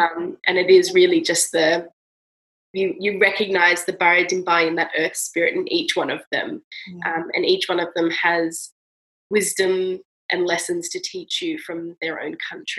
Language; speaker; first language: English; native; English